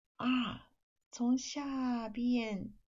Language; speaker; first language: Chinese; non-native, fluent; Japanese